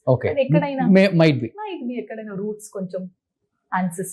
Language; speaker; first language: Telugu; non-native, learner; Kannada